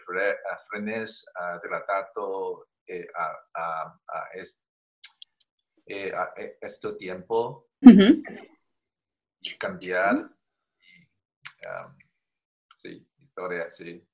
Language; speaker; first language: Spanish; non-native, learner; Chinese